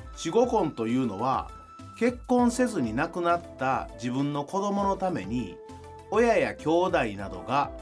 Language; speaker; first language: Japanese; native; Japanese